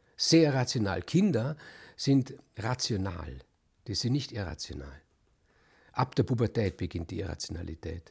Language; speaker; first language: German; native; German